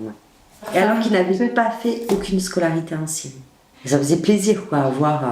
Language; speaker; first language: French; native; French